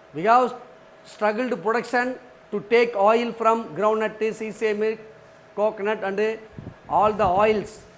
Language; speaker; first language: English; non-native, local second language; Tamil